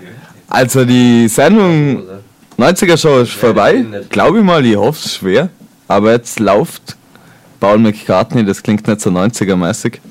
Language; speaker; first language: German; native; German